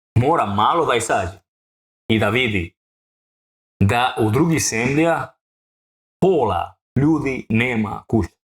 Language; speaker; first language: Bosnian; non-native, learner; Spanish